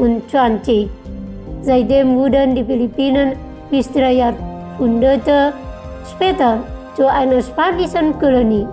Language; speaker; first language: German; non-native, learner; Indonesian